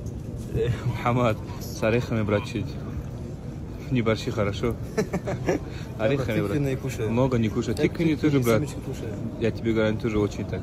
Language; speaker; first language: Russian; non-native, local second language; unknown